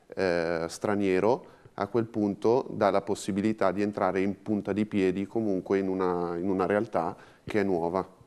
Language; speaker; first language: Italian; native; Italian